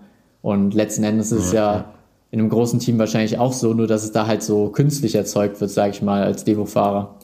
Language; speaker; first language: German; native; German